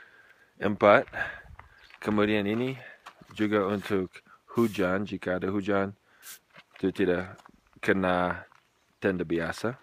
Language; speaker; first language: Indonesian; non-native, fluent; English